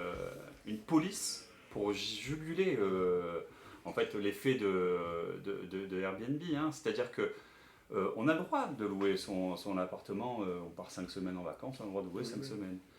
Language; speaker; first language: French; native; French